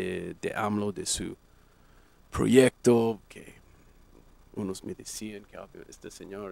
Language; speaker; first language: Spanish; non-native, fluent; English